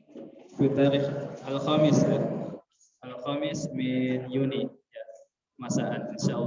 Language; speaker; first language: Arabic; non-native, learner; Indonesian